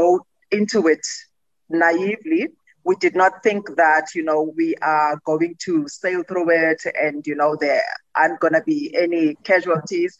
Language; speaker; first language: English; non-native, local second language; Xhosa